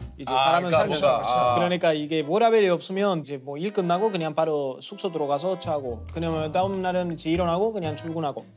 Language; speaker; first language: Korean; non-native, fluent; Spanish